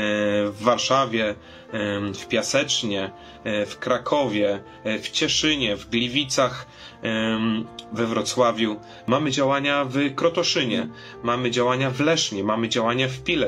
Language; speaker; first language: Polish; native; Polish